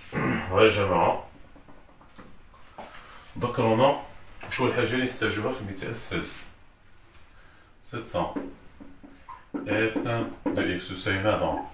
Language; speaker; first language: Arabic; native; Arabic